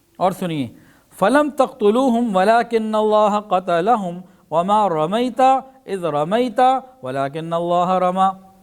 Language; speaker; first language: Urdu; native; Urdu